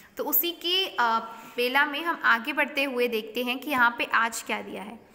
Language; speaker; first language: Hindi; native; Hindi